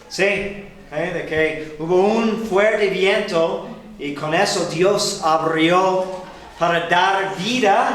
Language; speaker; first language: Spanish; non-native, fluent; English